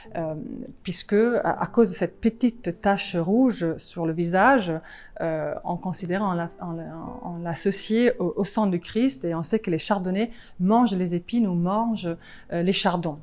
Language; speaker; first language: French; non-native, fluent; Italian